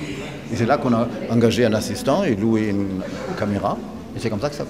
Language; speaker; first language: French; non-native, fluent; German